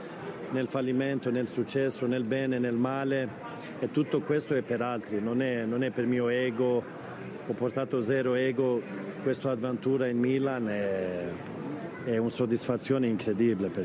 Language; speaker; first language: Italian; non-native, fluent; Swedish